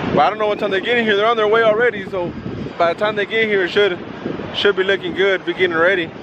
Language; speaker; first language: English; early bilingual, other home language; Spanish